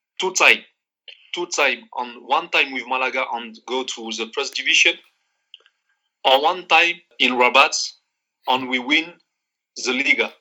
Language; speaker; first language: English; non-native, learner; Arabic